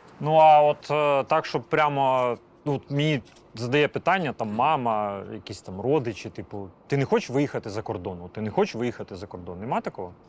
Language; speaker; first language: Ukrainian; native; Ukrainian